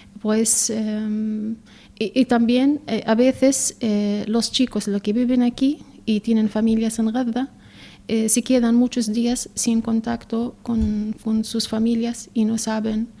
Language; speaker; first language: Spanish; non-native, learner; Arabic